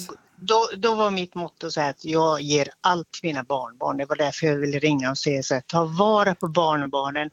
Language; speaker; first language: Swedish; native; Swedish